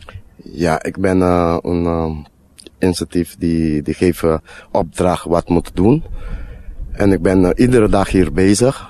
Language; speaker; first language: Dutch; non-native, learner; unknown